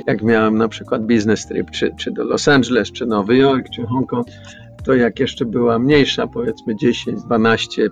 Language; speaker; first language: Polish; early bilingual, heritage; Polish